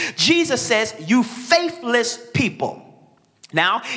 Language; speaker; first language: English; native; English